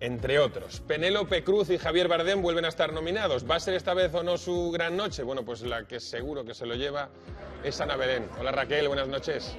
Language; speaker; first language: Spanish; native; Spanish